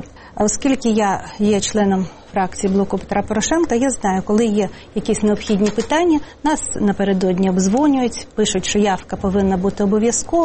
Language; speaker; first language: Ukrainian; native; Ukrainian